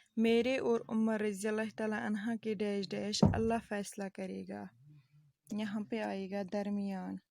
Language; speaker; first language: Urdu; non-native, local second language; Kashmiri